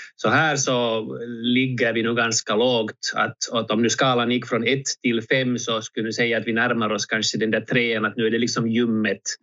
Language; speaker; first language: Swedish; native; Swedish